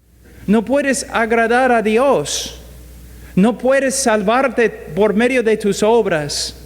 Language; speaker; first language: Spanish; non-native, fluent; English